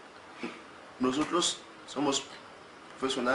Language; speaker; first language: Spanish; non-native, learner; Haitian Creole